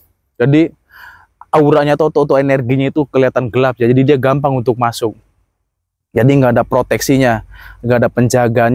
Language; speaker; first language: Indonesian; non-native, local second language; Sundanese